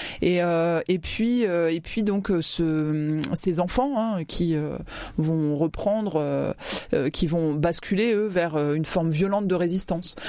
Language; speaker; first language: French; native; French